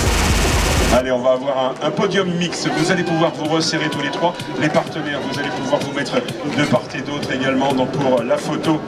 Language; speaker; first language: French; native; French